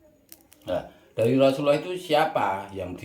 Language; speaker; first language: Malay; non-native, local second language; Javanese